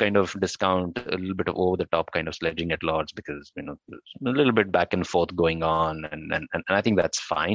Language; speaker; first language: English; non-native, local second language; Hindi